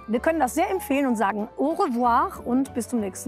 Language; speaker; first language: German; native; German